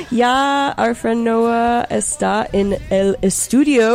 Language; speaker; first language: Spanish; non-native, learner; English